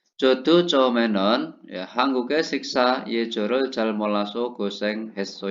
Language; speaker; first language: Korean; non-native, fluent; Indonesian